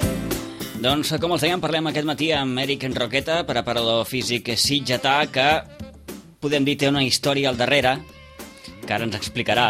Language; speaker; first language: Catalan; native; Catalan